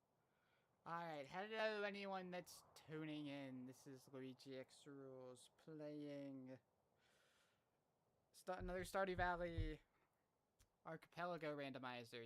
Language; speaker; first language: English; native; English